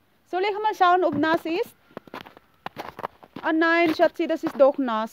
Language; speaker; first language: English; non-native, local second language; Filipino